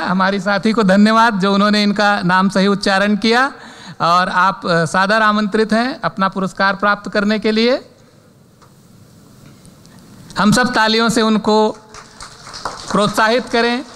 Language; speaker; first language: Hindi; native; Hindi